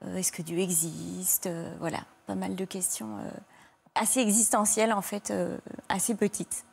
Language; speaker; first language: French; native; French